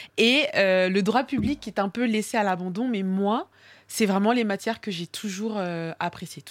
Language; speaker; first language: French; early bilingual, other home language; Swahili